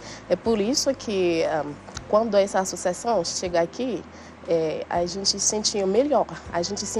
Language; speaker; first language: Portuguese; non-native, learner; Haitian Creole